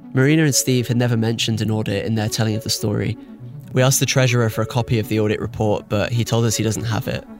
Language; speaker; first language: English; native; English